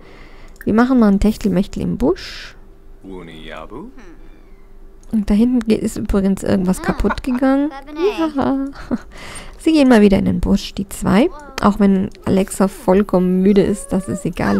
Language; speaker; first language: German; native; German